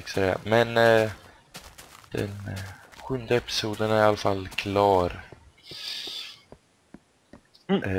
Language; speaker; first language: Swedish; native; Swedish